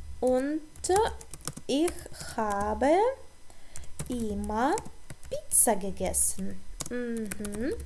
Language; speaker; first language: German; non-native, fluent; Ukrainian